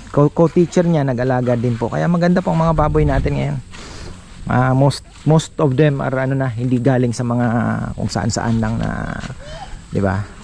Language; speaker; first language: Filipino; non-native, local second language; Bikol